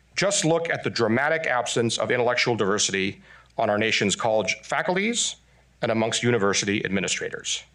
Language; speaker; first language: English; non-native, fluent; Chinese